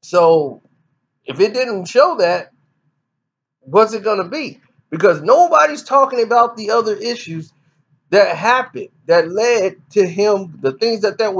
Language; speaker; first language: English; native; English